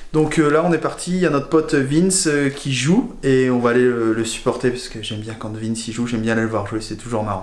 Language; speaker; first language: French; native; French